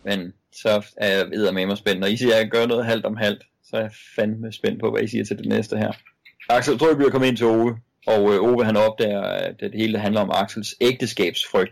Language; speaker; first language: Danish; native; Danish